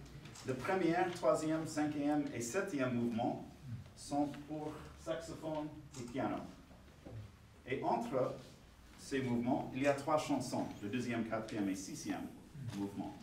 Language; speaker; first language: French; non-native, fluent; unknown